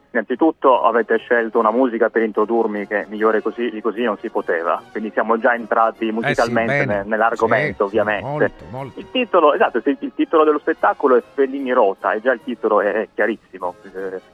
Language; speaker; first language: Italian; native; Italian